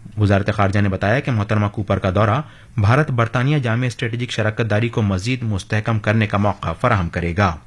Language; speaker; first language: Urdu; native; Urdu